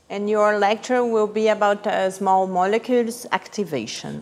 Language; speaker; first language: English; non-native, fluent; Portuguese